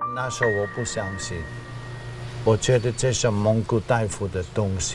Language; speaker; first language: Chinese; non-native, fluent; German